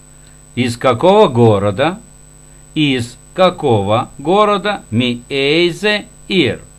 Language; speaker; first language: Hebrew; non-native, fluent; Russian